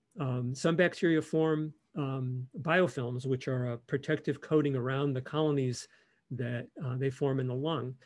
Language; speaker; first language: English; native; English